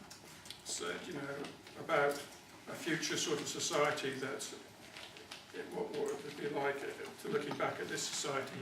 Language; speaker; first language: English; native; English